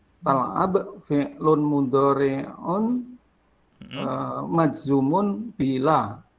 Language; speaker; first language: Arabic; non-native, learner; Indonesian